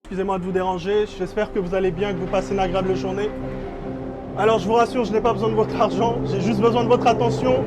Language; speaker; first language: French; native; French